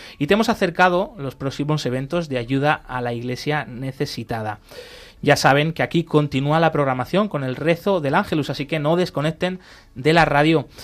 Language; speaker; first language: Spanish; native; Spanish